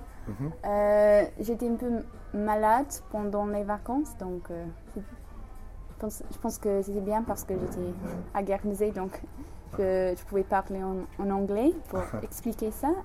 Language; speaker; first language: French; non-native, learner; English